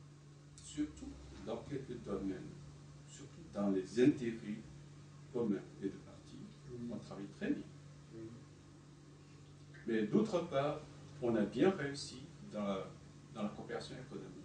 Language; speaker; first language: French; non-native, fluent; Chinese